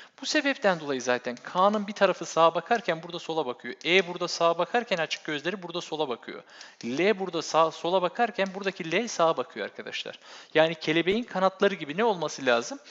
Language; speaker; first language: Turkish; native; Turkish